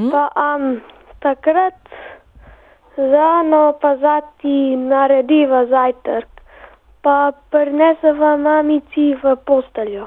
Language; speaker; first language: Slovenian; early bilingual, heritage; Slovenian